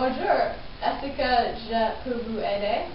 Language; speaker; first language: French; non-native, learner; English